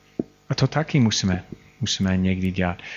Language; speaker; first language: Czech; non-native, fluent; English